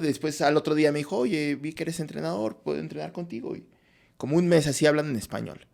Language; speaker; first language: Spanish; non-native, fluent; French